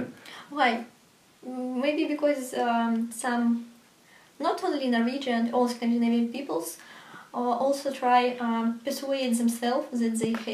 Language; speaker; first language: English; non-native, learner; Russian